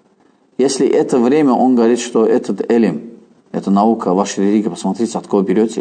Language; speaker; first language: Russian; non-native, fluent; Azerbaijani